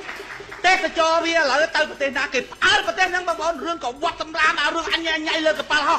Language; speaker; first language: Khmer; native; Khmer